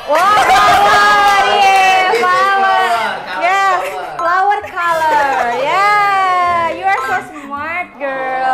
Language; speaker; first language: English; non-native, learner; Indonesian